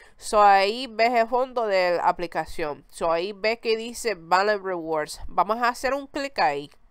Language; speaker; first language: Spanish; early bilingual, heritage; Spanish